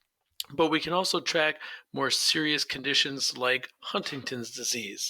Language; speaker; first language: English; native; English